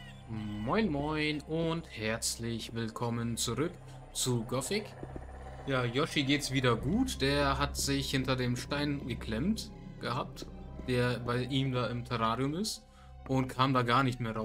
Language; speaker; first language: German; native; German